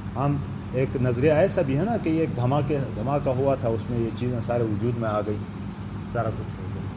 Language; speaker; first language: Urdu; non-native, local second language; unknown